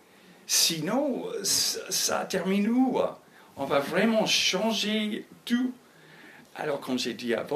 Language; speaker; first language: French; non-native, fluent; English